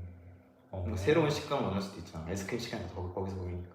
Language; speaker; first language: Korean; native; Korean